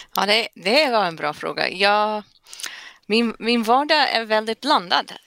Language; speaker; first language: Swedish; non-native, fluent; English